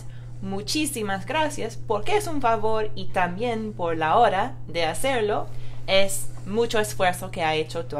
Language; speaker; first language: Spanish; non-native, fluent; English